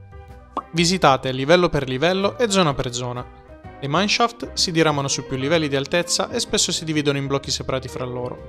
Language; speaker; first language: Italian; native; Italian